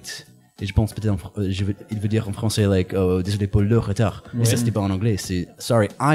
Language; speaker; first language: French; non-native, fluent; English